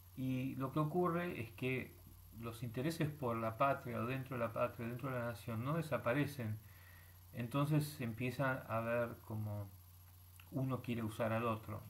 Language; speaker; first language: Spanish; early bilingual, heritage; Spanish